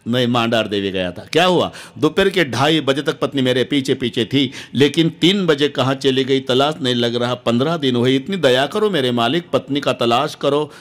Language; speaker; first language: Hindi; non-native, local second language; Marathi